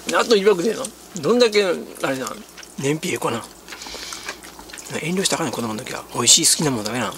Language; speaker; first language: Japanese; native; Japanese